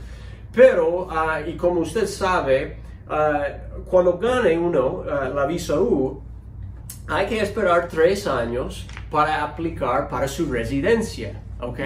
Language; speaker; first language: Spanish; non-native, fluent; English